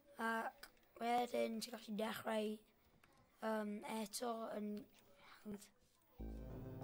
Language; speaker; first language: Welsh; non-native, local second language; English